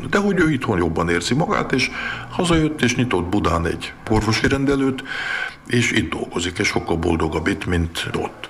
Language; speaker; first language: Hungarian; early bilingual, heritage; Hungarian